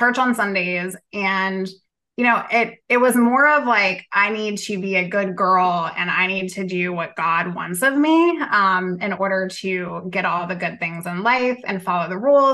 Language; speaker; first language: English; native; English